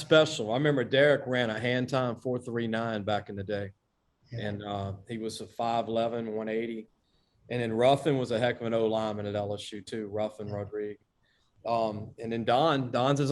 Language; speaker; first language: English; native; English